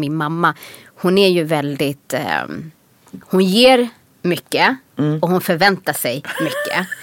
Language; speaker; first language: Swedish; native; Swedish